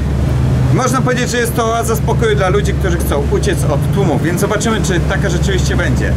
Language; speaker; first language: Polish; native; Polish